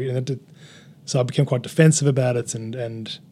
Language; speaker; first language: English; native; English